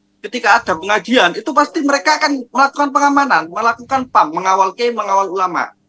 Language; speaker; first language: Indonesian; non-native, local second language; Madurese